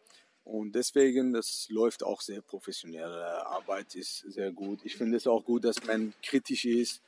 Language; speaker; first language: German; non-native, fluent; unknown